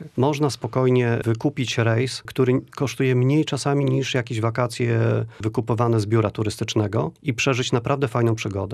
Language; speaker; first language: Polish; native; Polish